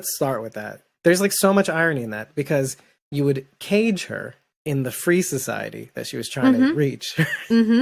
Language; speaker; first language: English; native; English